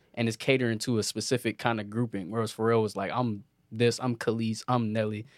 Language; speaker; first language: English; native; English